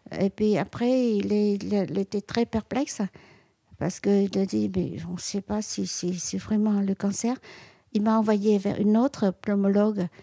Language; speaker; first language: French; non-native, local second language; Vietnamese